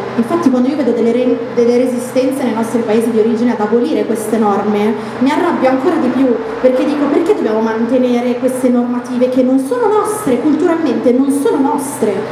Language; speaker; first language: Italian; early bilingual, other home language; Arabic